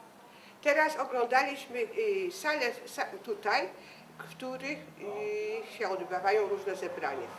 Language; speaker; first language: Polish; early bilingual, heritage; French